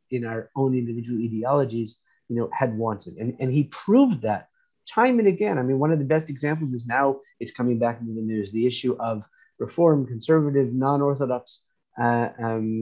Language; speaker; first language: English; native; English